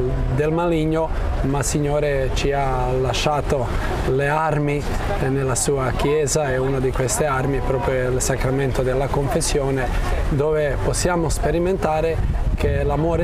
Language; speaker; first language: Italian; non-native, fluent; Croatian